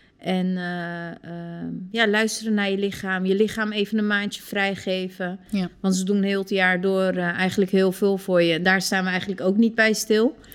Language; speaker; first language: Dutch; early bilingual, other home language; Turkish